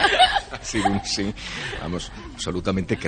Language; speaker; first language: Spanish; native; Spanish